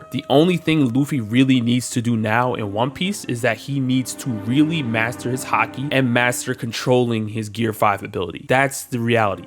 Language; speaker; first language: English; native; English